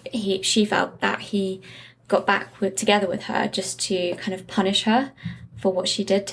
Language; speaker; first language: English; native; English